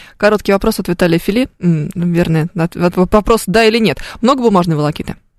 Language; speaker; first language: Russian; native; Russian